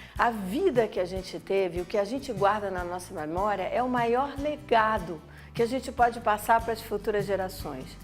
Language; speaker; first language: Portuguese; native; Portuguese